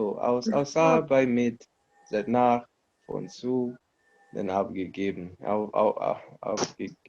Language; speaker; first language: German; non-native, learner; English